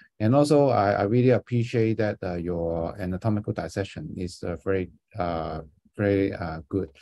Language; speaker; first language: English; non-native, fluent; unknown